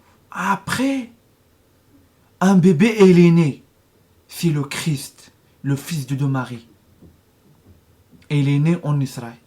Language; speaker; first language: French; non-native, learner; Arabic